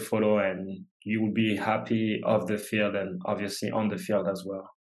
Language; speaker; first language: English; non-native, fluent; French